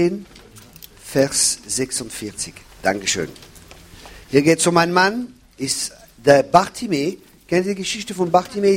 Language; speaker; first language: German; non-native, fluent; French